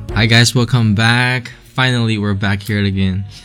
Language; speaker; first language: English; non-native, fluent; Chinese